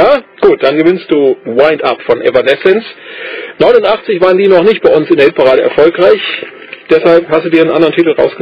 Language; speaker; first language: German; native; German